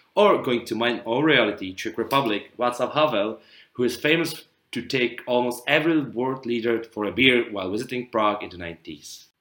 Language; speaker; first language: English; non-native, fluent; Czech